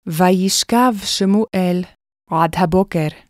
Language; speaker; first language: Hebrew; non-native, fluent; English